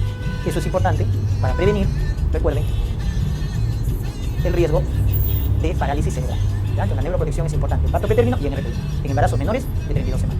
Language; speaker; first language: Spanish; native; Spanish